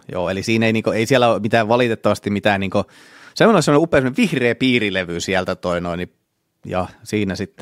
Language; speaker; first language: Finnish; native; Finnish